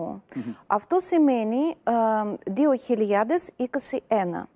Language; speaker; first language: Greek; non-native, learner; Russian